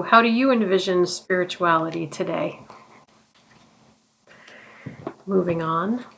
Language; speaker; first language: English; native; English